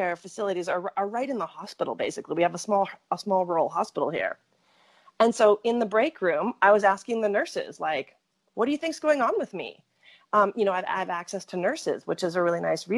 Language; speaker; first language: English; native; English